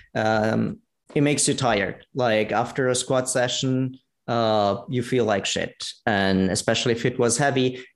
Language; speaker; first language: English; non-native, fluent; Italian